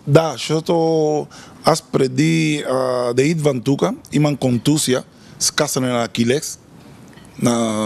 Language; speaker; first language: Bulgarian; non-native, learner; Spanish